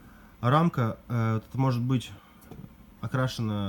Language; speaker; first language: Russian; native; Russian